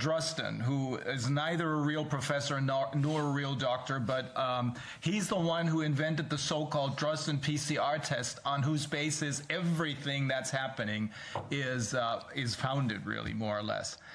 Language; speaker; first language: English; non-native, fluent; German